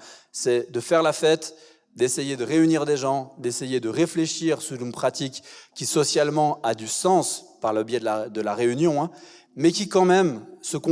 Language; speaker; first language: French; native; French